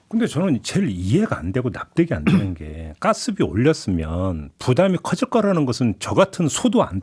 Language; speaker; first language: Korean; native; Korean